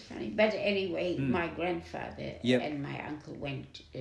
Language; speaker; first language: English; non-native, local second language; German